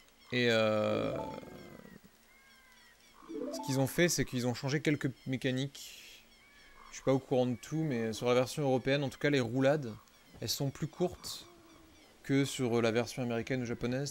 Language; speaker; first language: French; native; French